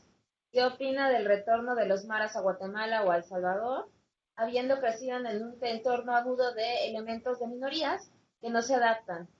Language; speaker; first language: Spanish; native; Spanish